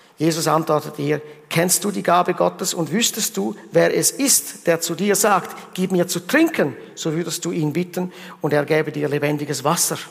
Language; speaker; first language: German; early bilingual, heritage; German